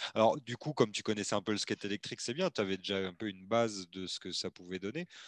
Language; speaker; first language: French; native; French